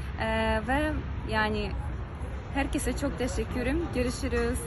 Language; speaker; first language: Turkish; non-native, fluent; Ukrainian